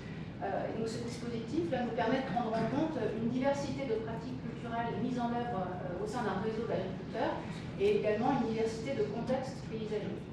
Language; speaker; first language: French; native; French